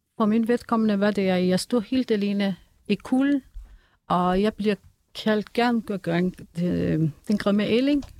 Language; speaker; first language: Danish; non-native, fluent; Persian